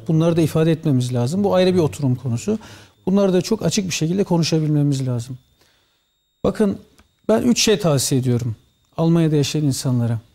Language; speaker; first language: Turkish; early bilingual, heritage; Turkish